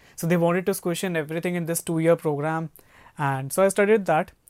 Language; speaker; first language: English; non-native, local second language; Hindi